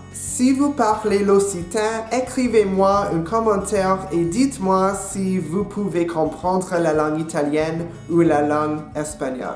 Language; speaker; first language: French; non-native, local second language; English